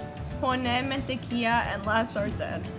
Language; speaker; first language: Spanish; non-native, learner; English